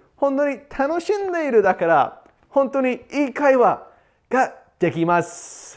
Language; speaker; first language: Japanese; non-native, learner; English